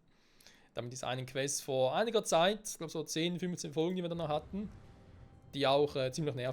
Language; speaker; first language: German; native; German